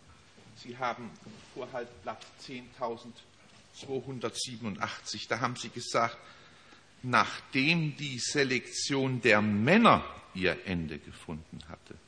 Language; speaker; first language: German; native; German